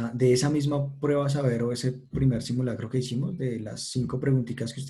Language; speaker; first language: Spanish; native; Spanish